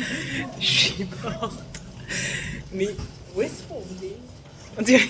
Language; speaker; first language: French; native; French